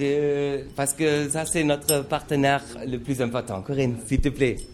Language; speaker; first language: French; non-native, learner; German